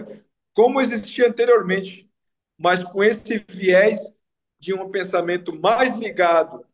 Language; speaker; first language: Portuguese; non-native, local second language; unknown